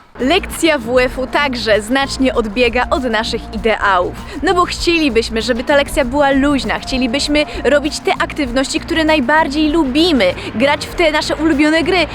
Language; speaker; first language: Polish; native; Polish